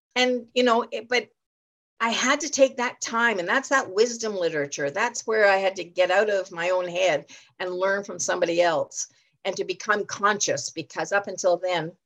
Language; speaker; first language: English; native; English